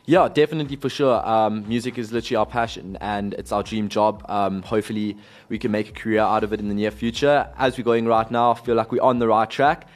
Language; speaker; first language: English; native; English